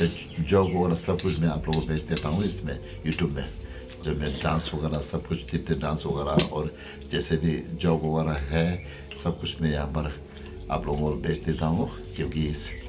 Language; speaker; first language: Hindi; non-native, local second language; Tibetan